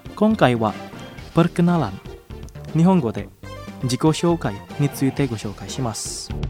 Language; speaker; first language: Japanese; non-native, fluent; Indonesian